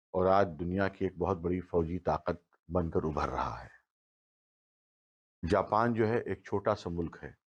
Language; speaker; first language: Urdu; native; Urdu